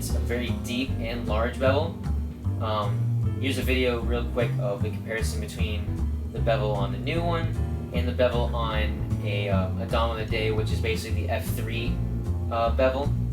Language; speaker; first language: English; native; English